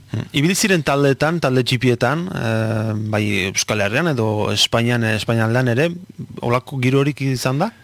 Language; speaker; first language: Basque; native; Basque